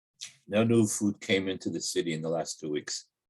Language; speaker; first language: English; native; English